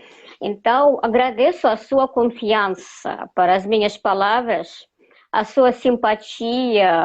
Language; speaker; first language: Portuguese; non-native, fluent; Russian